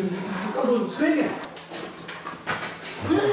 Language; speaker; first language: Dutch; non-native, learner; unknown